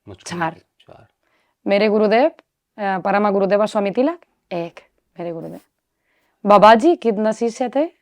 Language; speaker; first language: Hindi; non-native, learner; Spanish